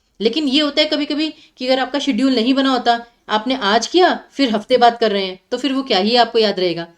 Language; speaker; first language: Hindi; native; Hindi